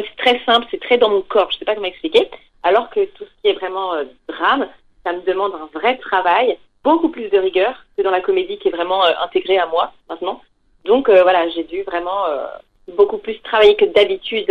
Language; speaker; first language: French; native; French